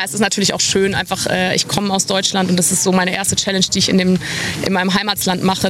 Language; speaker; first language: German; native; German